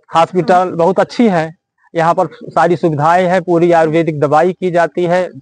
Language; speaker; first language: Hindi; native; Hindi